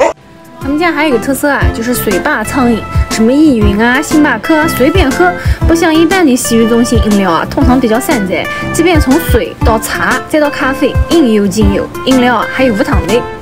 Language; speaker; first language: Chinese; native; Chinese